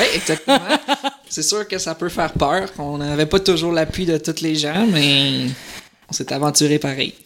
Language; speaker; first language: French; native; French